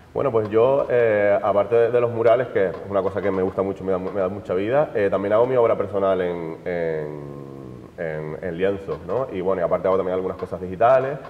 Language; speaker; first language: Spanish; native; Spanish